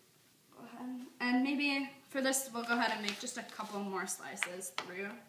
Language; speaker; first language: English; native; English